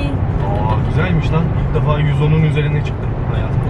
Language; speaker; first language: Turkish; native; Turkish